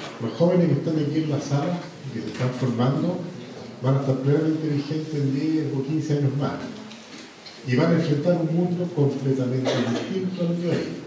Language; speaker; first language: Spanish; native; Spanish